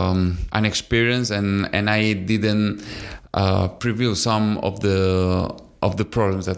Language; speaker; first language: English; non-native, fluent; Spanish